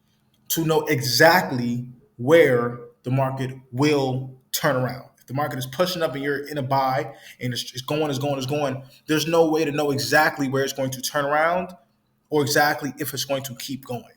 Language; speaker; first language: English; native; English